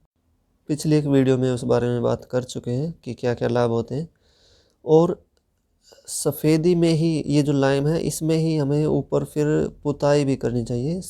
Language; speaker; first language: Hindi; native; Hindi